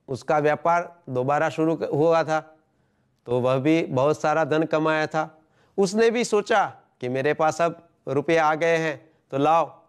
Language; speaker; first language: Hindi; non-native, local second language; Gujarati